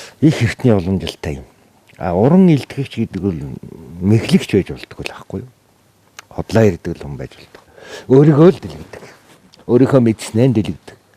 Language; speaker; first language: Mongolian; native; Mongolian